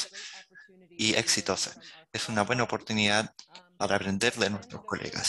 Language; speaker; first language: Spanish; non-native, fluent; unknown